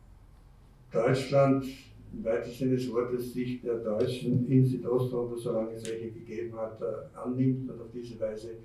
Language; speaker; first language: German; native; German